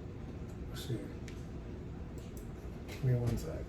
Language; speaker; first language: English; native; English